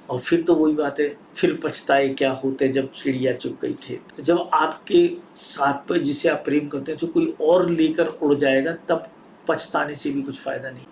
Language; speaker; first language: Hindi; native; Hindi